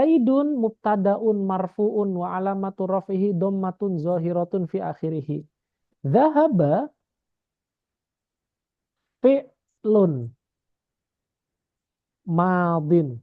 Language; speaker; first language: Arabic; non-native, fluent; Indonesian